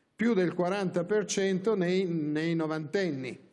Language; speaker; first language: Italian; native; Italian